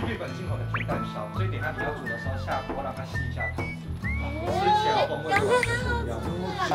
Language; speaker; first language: Chinese; native; Chinese